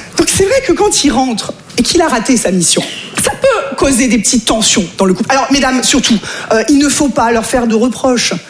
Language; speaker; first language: French; native; French